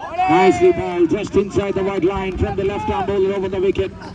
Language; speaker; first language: English; non-native, local second language; Malayalam